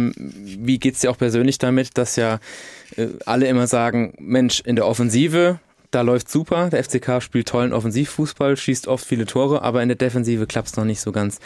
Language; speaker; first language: German; native; German